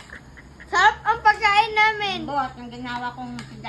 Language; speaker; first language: Filipino; non-native, local second language; Hiligaynon